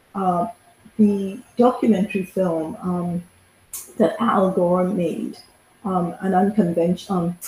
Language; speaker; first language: English; native; English